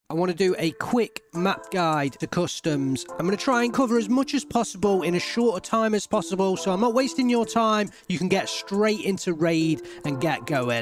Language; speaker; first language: English; native; English